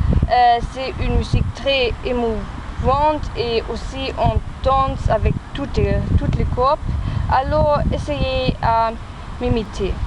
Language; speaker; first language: French; non-native, learner; German